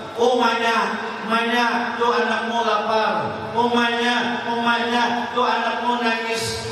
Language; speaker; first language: Indonesian; non-native, local second language; Banjar